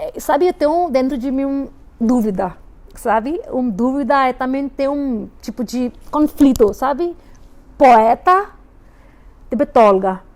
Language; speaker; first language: Portuguese; non-native, fluent; Hindi